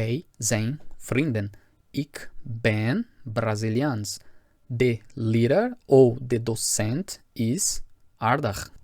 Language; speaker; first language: Dutch; non-native, fluent; Portuguese